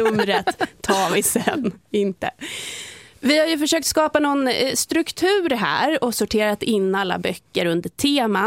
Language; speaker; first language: Swedish; native; Swedish